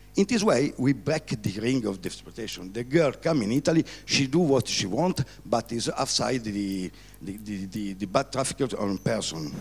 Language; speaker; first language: English; non-native, learner; Italian